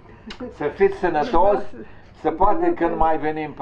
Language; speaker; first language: Romanian; non-native, local second language; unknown